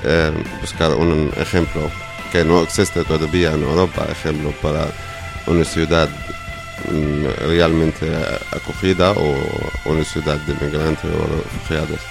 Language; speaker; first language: Spanish; non-native, learner; Arabic